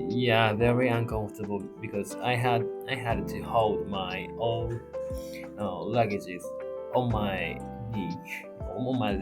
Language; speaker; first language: English; non-native, learner; Japanese